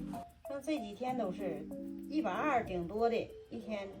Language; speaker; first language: Chinese; native; Chinese